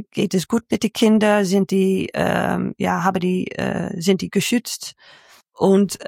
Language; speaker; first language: German; non-native, learner; Dutch